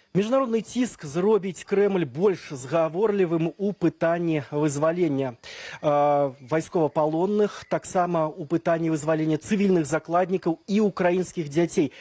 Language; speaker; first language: Belarusian; native; Belarusian